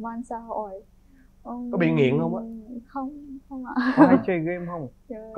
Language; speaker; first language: Vietnamese; non-native, fluent; Ukrainian